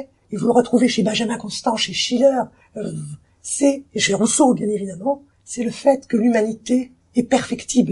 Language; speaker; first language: French; native; French